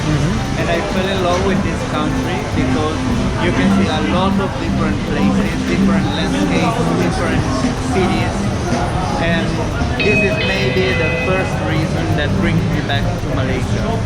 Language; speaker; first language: English; non-native, fluent; Italian